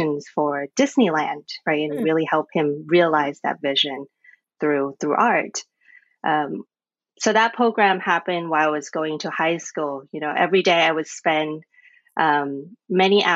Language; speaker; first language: English; non-native, fluent; Thai